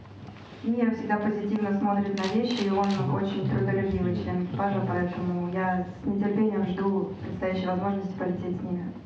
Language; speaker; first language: Russian; native; Russian